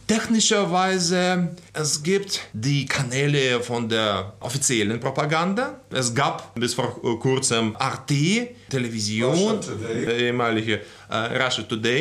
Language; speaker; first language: German; non-native, fluent; Russian